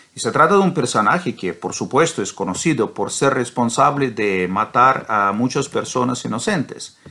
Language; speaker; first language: Spanish; non-native, fluent; Russian